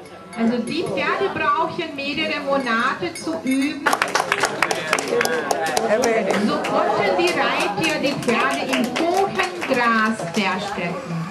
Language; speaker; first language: German; non-native, fluent; Hungarian